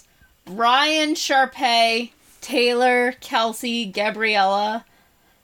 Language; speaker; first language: English; native; English